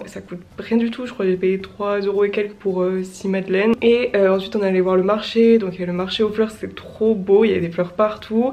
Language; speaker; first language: French; native; French